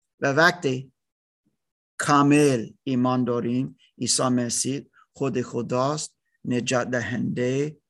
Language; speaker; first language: Persian; non-native, learner; English